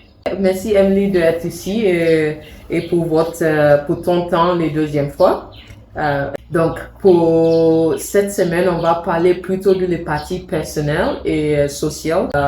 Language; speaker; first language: French; non-native, fluent; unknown